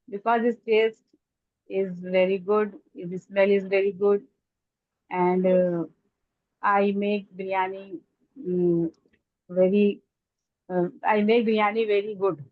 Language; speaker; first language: English; non-native, learner; Hindi